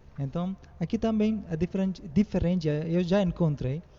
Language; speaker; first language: Portuguese; non-native, learner; Tamil